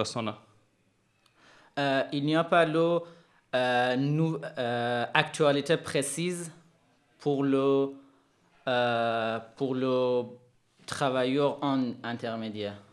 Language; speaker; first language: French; non-native, learner; Persian